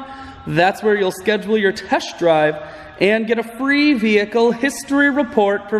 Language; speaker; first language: English; native; English